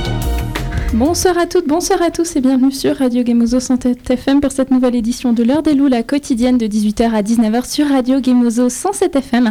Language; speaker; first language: French; native; French